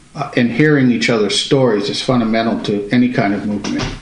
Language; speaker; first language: English; native; English